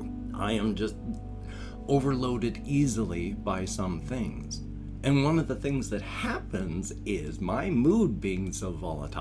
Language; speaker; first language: English; native; English